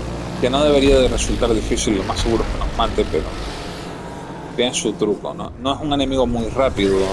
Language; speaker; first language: Spanish; native; Spanish